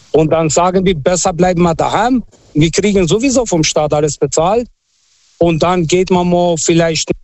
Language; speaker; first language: German; non-native, fluent; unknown